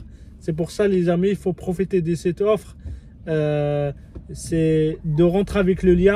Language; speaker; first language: French; non-native, fluent; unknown